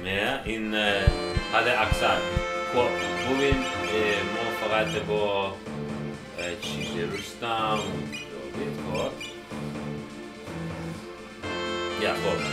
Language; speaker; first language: Persian; non-native, learner; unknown